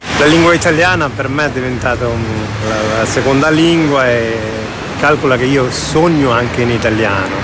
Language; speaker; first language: Italian; non-native, fluent; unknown